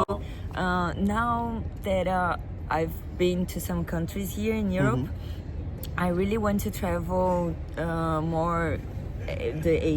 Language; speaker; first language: English; non-native, fluent; Portuguese